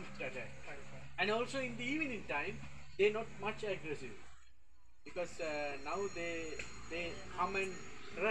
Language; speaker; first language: English; non-native, fluent; Sinhala